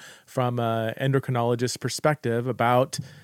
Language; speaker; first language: English; native; English